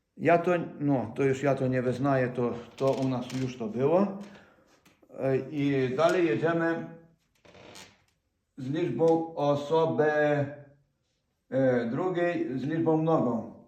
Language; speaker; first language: Polish; non-native, fluent; Ukrainian